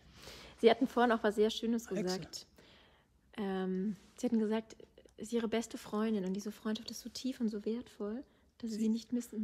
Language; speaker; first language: German; native; German